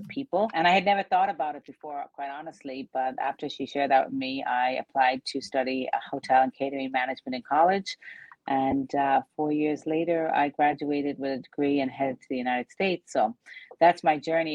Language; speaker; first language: English; native; English